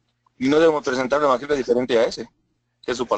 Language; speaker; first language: Spanish; native; Spanish